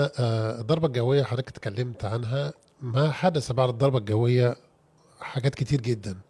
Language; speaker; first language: Arabic; native; Arabic